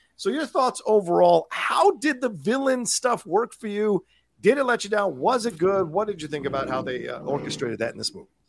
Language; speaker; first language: English; native; English